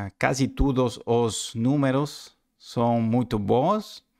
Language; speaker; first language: Portuguese; non-native, learner; Spanish